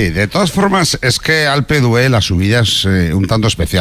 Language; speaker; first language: Spanish; native; Spanish